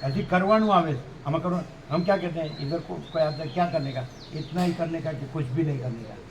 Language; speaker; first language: Hindi; non-native, local second language; Gujarati